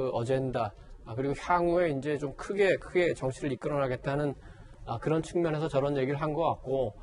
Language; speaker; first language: Korean; native; Korean